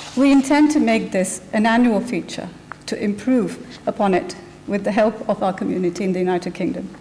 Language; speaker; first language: English; non-native, local second language; Sinhala